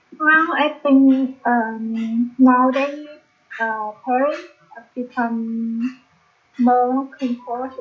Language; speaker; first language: English; non-native, learner; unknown